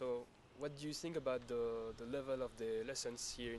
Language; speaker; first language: English; non-native, learner; French